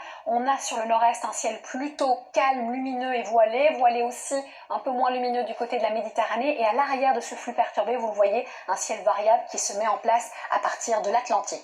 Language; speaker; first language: French; native; French